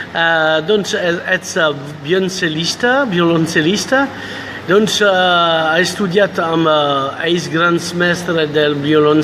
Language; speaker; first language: Catalan; non-native, fluent; French